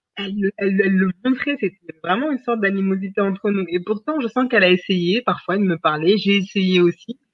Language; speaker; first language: French; early bilingual, other home language; Wolof